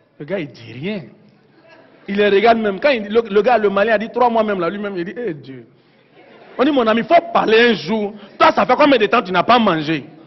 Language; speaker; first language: French; non-native, local second language; Bambara